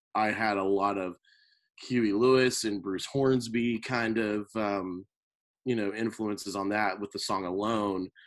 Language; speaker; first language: English; native; English